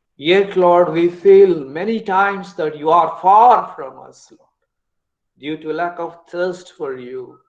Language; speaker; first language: English; non-native, local second language; Telugu